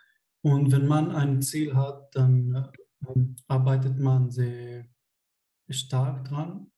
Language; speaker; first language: German; non-native, fluent; Arabic